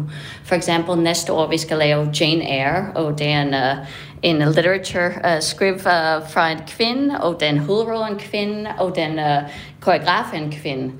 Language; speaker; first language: Danish; non-native, fluent; English